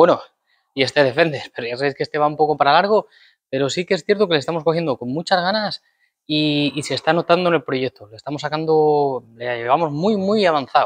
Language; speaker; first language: Spanish; native; Spanish